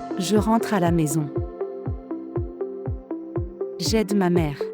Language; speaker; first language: French; non-native, local second language; Malagasy